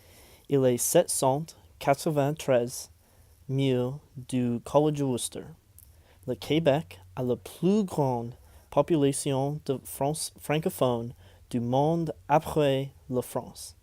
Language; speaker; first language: French; non-native, learner; English